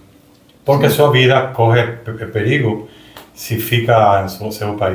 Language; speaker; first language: Portuguese; non-native, learner; Spanish